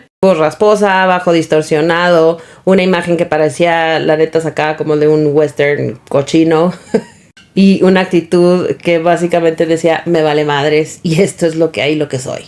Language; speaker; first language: Spanish; native; Spanish